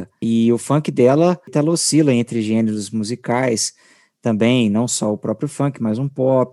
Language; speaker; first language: Portuguese; native; Portuguese